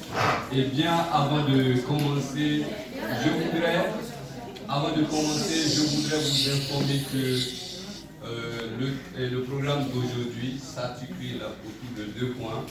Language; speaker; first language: French; non-native, fluent; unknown